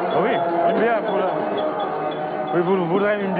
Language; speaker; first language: French; non-native, fluent; English